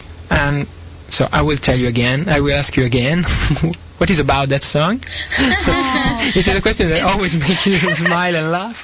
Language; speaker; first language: English; non-native, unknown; Italian